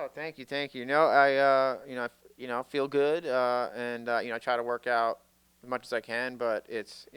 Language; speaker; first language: English; native; English